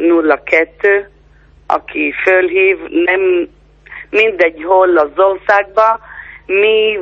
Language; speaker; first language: Hungarian; early bilingual, heritage; Hebrew